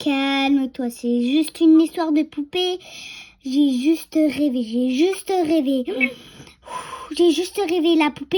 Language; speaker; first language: French; native; French